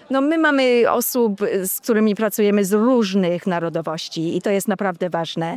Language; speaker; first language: Polish; early bilingual, heritage; Polish